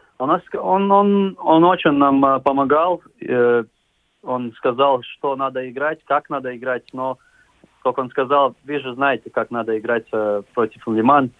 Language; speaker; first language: Russian; non-native, local second language; Latvian